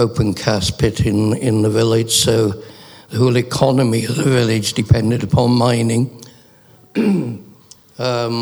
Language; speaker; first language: English; native; English